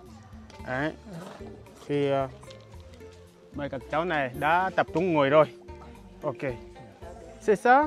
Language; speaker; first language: Vietnamese; non-native, learner; Portuguese